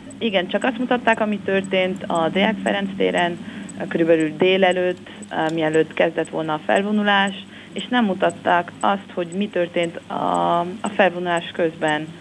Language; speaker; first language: Hungarian; non-native, fluent; Spanish